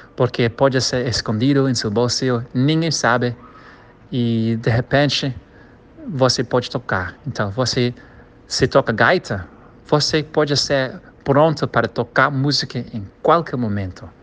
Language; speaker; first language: Portuguese; non-native, learner; English